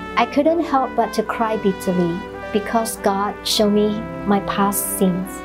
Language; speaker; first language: English; non-native, local second language; Chinese